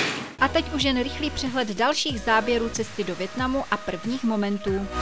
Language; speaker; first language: Czech; native; Czech